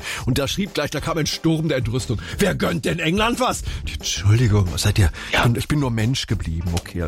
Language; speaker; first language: German; native; German